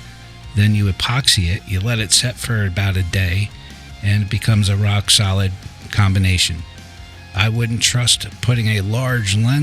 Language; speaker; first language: English; native; English